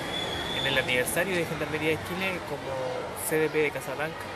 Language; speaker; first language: Spanish; native; Spanish